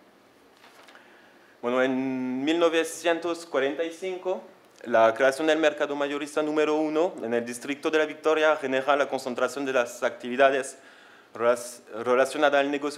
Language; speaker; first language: Spanish; non-native, fluent; French